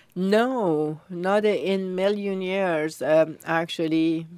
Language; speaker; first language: English; non-native, learner; Persian